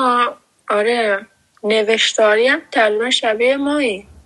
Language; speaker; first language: Persian; native; Persian